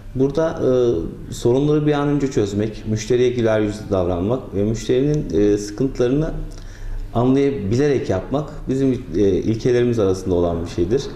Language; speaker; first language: Turkish; native; Turkish